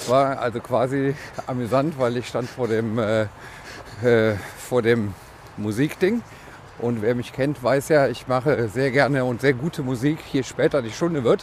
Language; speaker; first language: German; native; German